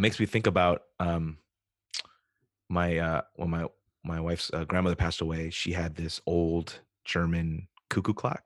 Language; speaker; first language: English; native; English